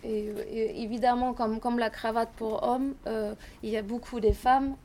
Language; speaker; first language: French; non-native, fluent; German